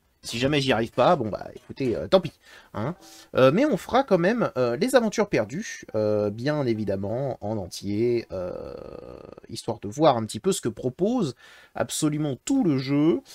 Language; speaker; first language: French; native; French